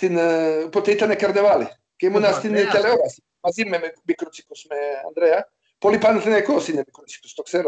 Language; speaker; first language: Greek; non-native, learner; Serbian